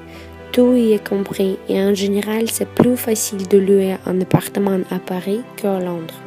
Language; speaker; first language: French; non-native, fluent; Russian